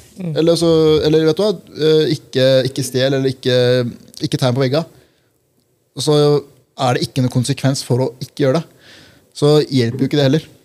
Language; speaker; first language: Norwegian; early bilingual, other home language; Punjabi